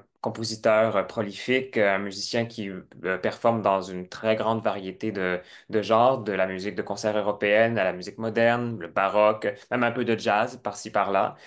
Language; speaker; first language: French; native; French